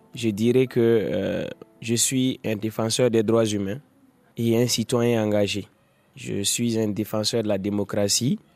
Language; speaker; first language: French; non-native, local second language; Fula